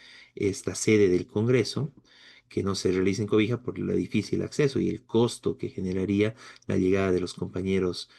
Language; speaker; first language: Spanish; native; Spanish